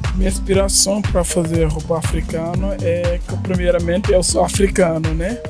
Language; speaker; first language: Portuguese; non-native, fluent; Wolof